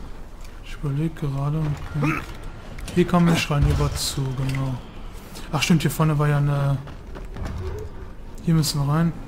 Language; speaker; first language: German; native; German